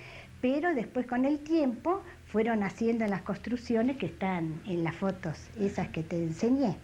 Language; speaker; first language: Spanish; native; Spanish